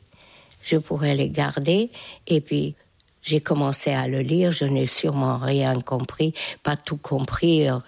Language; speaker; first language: French; non-native, fluent; Hungarian